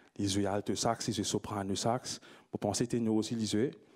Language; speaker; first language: French; non-native, local second language; Morisyen